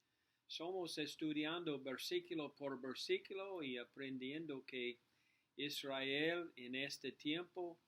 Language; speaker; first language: Spanish; non-native, learner; English